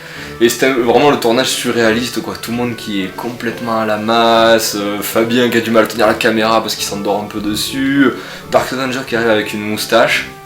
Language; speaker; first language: French; native; French